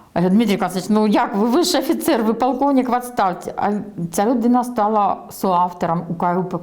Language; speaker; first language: Ukrainian; native; Ukrainian